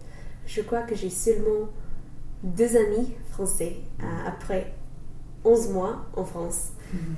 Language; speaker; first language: French; non-native, fluent; English